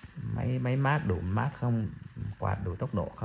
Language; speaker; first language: Vietnamese; early bilingual, heritage; Vietnamese